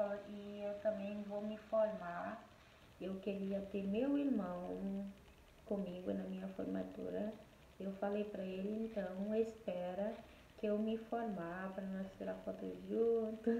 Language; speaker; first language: Portuguese; non-native, fluent; Haitian Creole